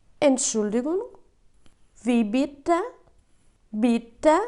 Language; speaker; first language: German; non-native, fluent; Ukrainian